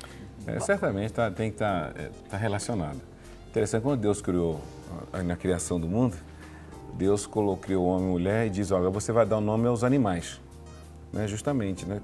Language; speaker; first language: Portuguese; native; Portuguese